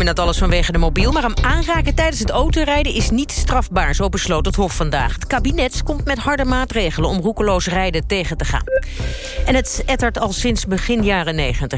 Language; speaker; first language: Dutch; native; Dutch